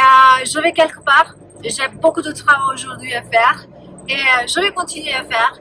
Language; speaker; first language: French; non-native, learner; Punjabi